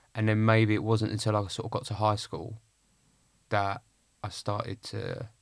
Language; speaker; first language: English; native; English